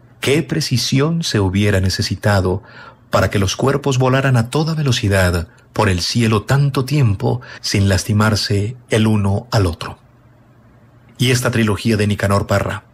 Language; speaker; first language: Spanish; native; Spanish